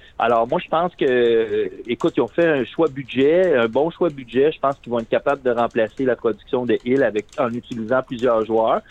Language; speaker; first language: French; native; French